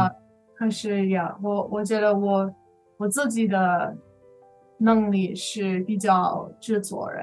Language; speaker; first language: Chinese; non-native, learner; English